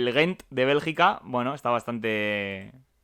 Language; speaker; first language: Spanish; native; Spanish